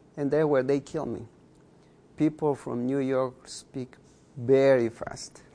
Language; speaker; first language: English; non-native, fluent; Kʼicheʼ